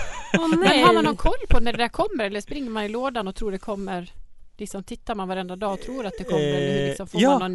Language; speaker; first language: Swedish; native; Swedish